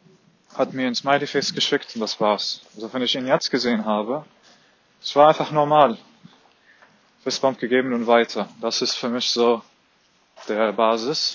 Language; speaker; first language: German; non-native, fluent; Arabic